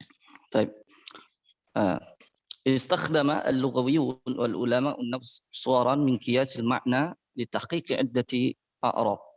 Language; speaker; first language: Arabic; non-native, learner; Indonesian